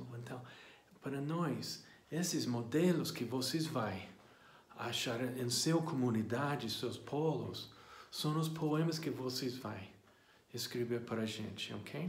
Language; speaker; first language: Portuguese; non-native, fluent; English